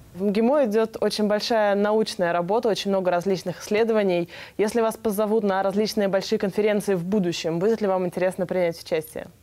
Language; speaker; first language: Russian; native; Russian